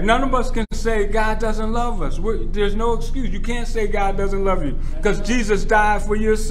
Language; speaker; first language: English; native; English